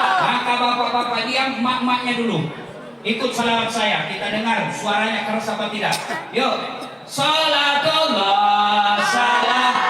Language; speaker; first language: Indonesian; non-native, local second language; Buginese